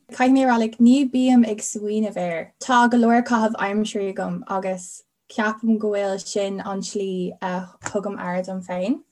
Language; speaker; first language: Irish; non-native, local second language; English